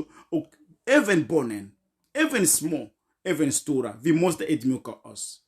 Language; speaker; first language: Swedish; non-native, fluent; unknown